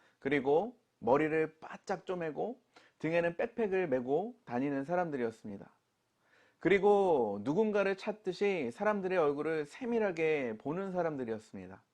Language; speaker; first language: Korean; native; Korean